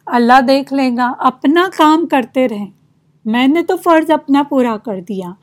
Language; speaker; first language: Urdu; native; Urdu